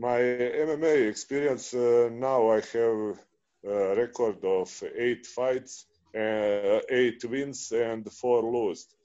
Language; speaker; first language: English; non-native, fluent; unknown